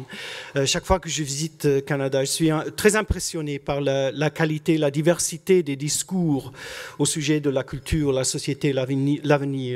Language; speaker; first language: French; non-native, fluent; English